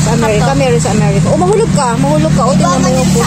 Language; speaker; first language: Filipino; native; Filipino